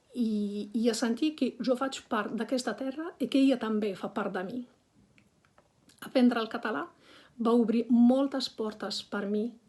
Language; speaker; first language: Catalan; non-native, fluent; Arabic